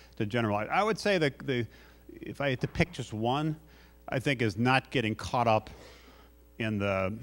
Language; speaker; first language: English; native; English